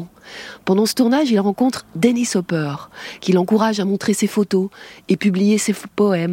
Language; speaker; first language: French; native; French